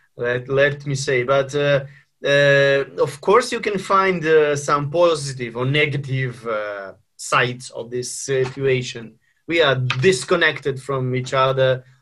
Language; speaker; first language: English; non-native, fluent; Ukrainian